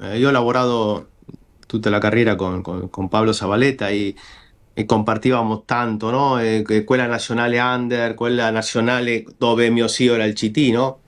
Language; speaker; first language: Italian; non-native, fluent; Spanish